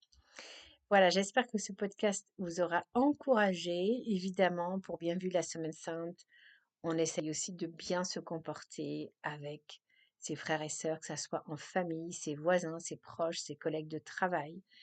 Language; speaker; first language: French; native; French